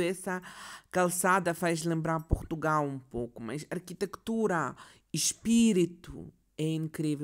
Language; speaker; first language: Portuguese; non-native, learner; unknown